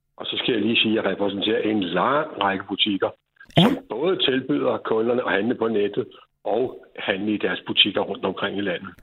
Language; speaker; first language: Danish; native; Danish